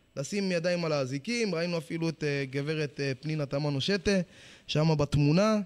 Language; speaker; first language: Hebrew; early bilingual, other home language; Amharic